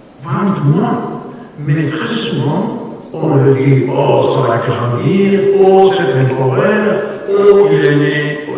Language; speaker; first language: French; non-native, learner; Spanish